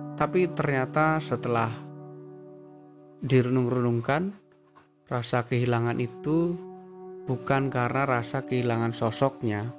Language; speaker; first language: Indonesian; native; Indonesian